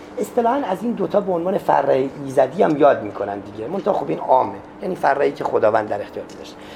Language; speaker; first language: Persian; non-native, local second language; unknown